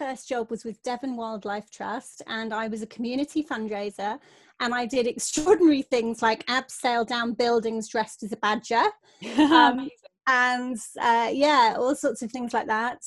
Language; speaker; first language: English; native; English